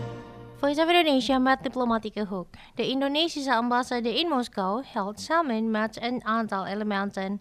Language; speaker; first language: Dutch; non-native, fluent; Indonesian